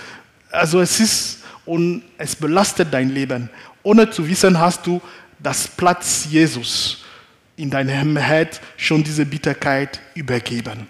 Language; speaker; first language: German; non-native, fluent; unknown